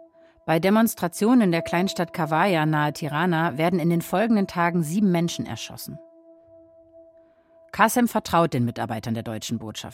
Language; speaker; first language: German; native; German